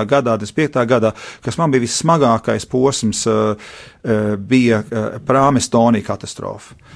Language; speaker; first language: Latvian; early bilingual, heritage; Latvian